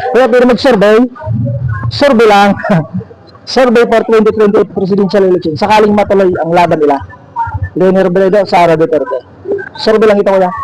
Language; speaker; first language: Filipino; non-native, local second language; Bikol